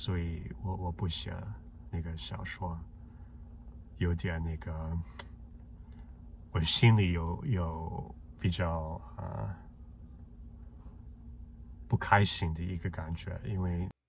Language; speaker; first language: Chinese; non-native, fluent; English